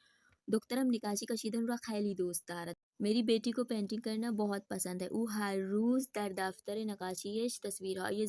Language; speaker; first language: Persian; non-native, fluent; Urdu